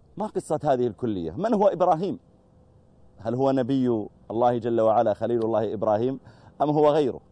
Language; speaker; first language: Arabic; native; Arabic